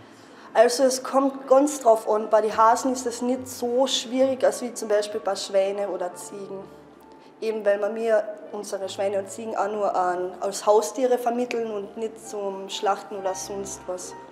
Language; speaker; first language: German; native; German